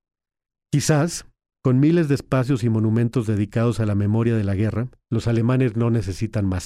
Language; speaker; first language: Spanish; native; Spanish